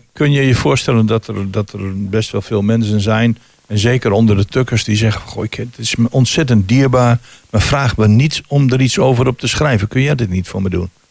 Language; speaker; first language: Dutch; native; Dutch